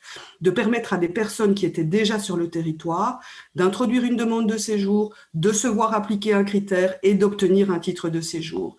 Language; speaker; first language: French; native; French